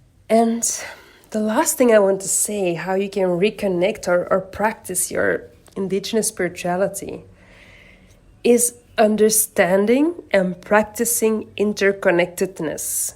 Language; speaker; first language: English; non-native, fluent; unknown